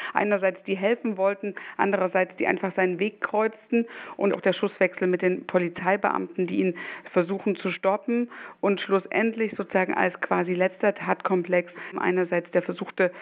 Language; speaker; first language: German; native; German